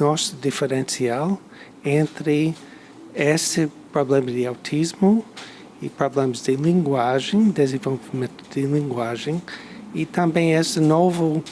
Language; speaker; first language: Portuguese; non-native, fluent; English